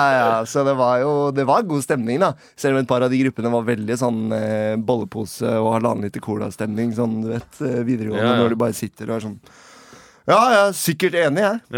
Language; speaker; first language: Norwegian; native; Norwegian